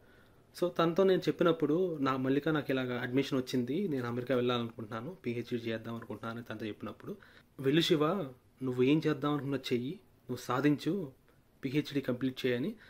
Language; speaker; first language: Telugu; native; Telugu